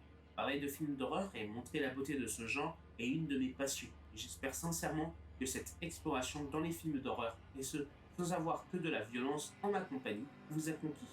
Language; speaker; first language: French; native; French